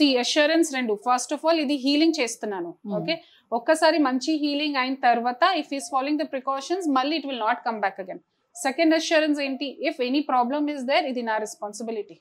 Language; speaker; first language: Telugu; non-native, fluent; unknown